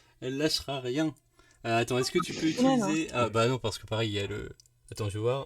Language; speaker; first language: French; native; French